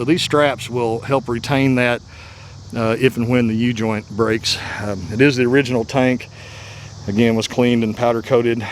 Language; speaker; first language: English; native; English